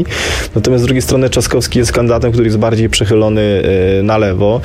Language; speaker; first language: Polish; native; Polish